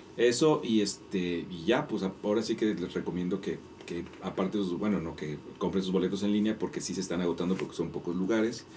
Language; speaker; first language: Spanish; native; Spanish